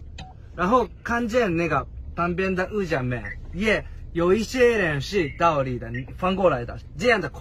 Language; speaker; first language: Chinese; non-native, learner; Japanese